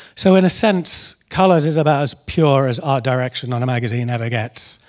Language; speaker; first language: English; native; English